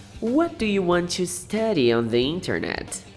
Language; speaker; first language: English; non-native, fluent; Portuguese